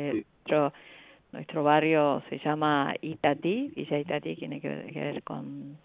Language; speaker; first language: Spanish; non-native, fluent; Korean